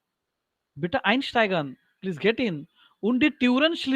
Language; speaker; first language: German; non-native, learner; Marathi